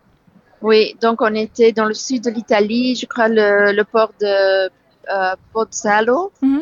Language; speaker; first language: French; non-native, fluent; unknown